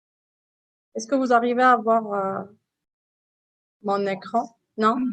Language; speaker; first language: French; non-native, local second language; Arabic